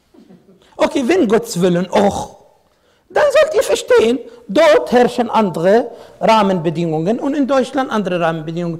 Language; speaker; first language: German; non-native, fluent; Arabic